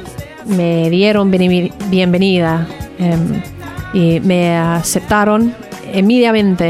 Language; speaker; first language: Spanish; non-native, learner; English